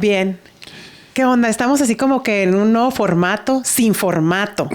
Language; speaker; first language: Spanish; native; Spanish